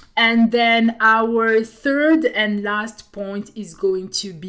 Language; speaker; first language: English; non-native, fluent; French